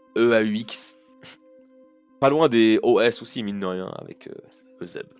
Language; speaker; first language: French; native; French